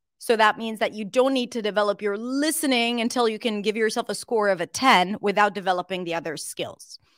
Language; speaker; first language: English; non-native, fluent; Hebrew